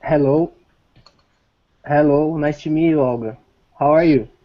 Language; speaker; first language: English; non-native, learner; Portuguese